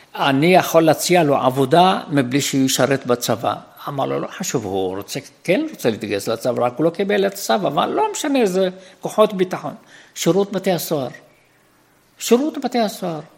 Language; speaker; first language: Hebrew; non-native, fluent; Arabic